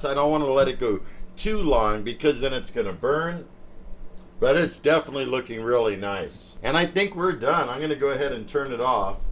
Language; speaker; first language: English; native; English